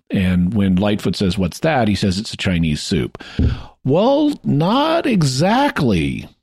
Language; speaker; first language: English; native; English